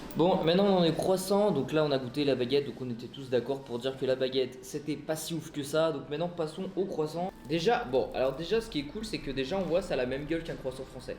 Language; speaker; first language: French; native; French